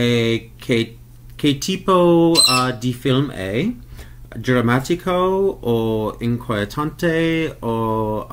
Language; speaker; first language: Italian; non-native, learner; English